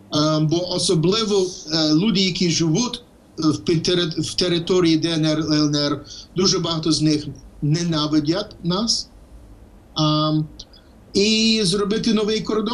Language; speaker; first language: Ukrainian; non-native, fluent; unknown